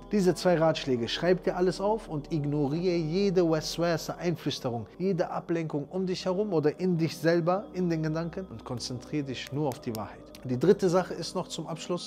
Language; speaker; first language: German; native; German